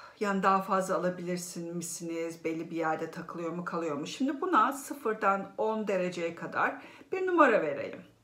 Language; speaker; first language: Turkish; native; Turkish